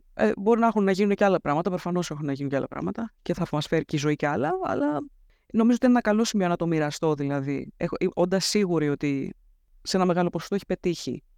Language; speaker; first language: Greek; native; Greek